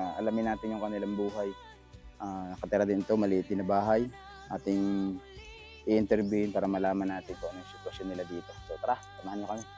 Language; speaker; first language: Filipino; native; Filipino